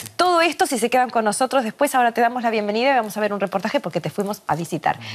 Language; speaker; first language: Spanish; native; Spanish